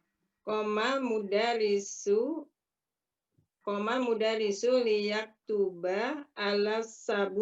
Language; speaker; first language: Arabic; non-native, learner; Indonesian